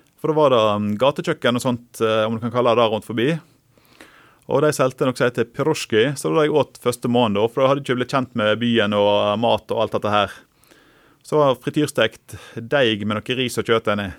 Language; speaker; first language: Norwegian; native; Norwegian